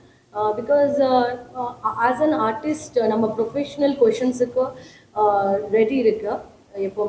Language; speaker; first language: Tamil; non-native, learner; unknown